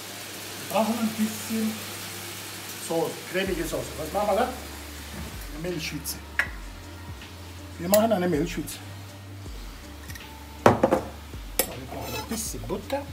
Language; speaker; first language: German; non-native, fluent; Italian